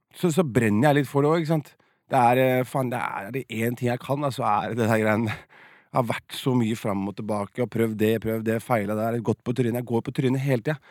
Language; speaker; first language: Norwegian; native; Norwegian